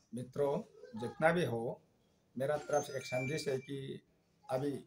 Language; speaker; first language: Hindi; non-native, local second language; Nyishi